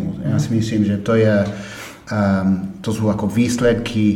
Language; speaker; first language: Slovak; non-native, fluent; English